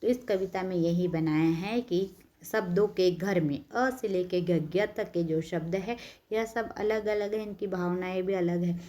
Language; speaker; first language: Hindi; non-native, local second language; Marathi